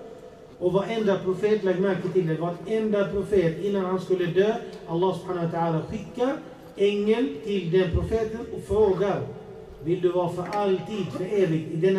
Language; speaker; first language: Swedish; non-native, fluent; Arabic